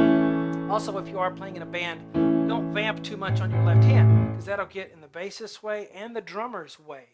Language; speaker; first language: English; native; English